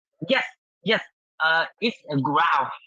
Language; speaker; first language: English; non-native, learner; Vietnamese